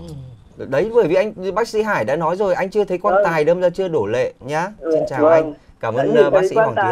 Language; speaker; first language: Vietnamese; native; Vietnamese